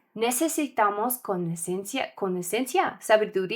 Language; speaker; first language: Spanish; non-native, learner; English